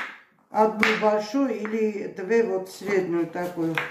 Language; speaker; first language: Russian; non-native, fluent; Armenian